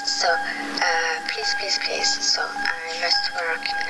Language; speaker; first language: English; non-native, fluent; French